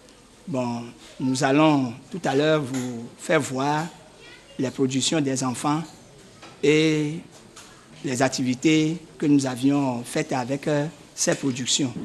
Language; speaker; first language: French; native; French